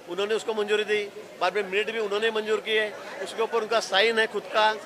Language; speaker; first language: Hindi; non-native, local second language; Marathi